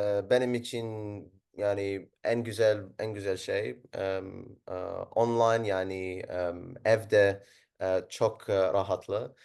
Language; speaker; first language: Turkish; non-native, learner; Arabic